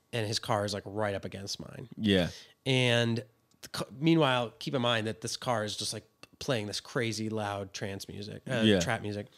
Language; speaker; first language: English; native; English